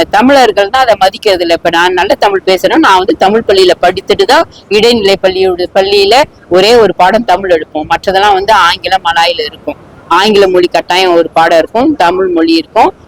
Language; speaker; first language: Tamil; early bilingual, heritage; Tamil